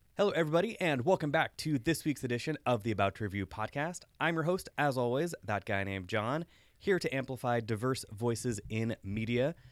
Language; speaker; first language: English; native; English